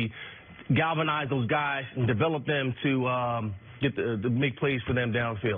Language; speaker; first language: English; native; English